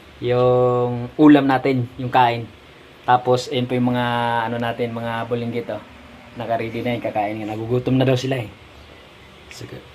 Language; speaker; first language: Filipino; non-native, local second language; Cebuano